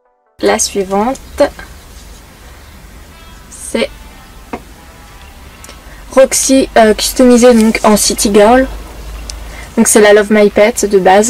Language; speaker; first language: French; native; French